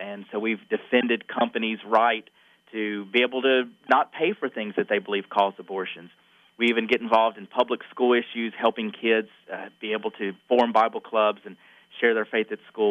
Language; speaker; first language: English; native; English